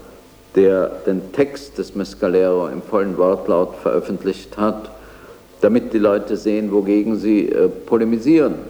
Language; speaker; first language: German; native; German